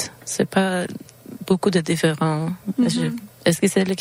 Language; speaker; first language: French; non-native, learner; Swedish